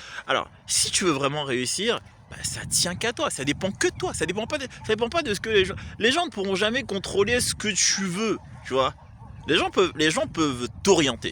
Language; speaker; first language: French; native; French